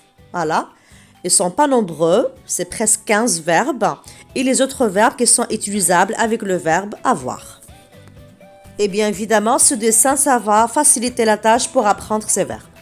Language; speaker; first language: French; non-native, local second language; Arabic